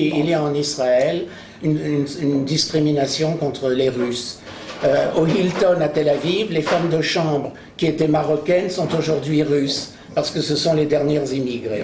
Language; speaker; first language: French; native; French